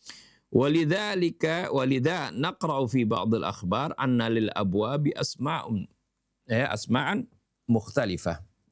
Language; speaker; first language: Arabic; non-native, fluent; Indonesian